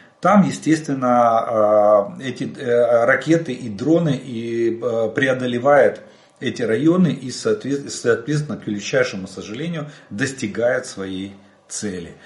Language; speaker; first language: Russian; native; Russian